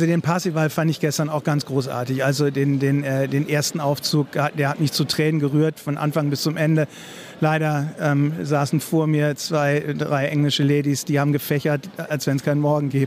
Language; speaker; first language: German; native; German